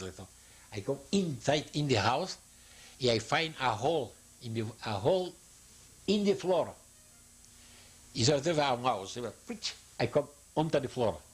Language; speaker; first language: English; non-native, learner; Yiddish